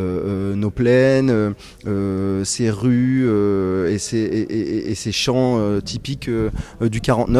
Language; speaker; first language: French; native; French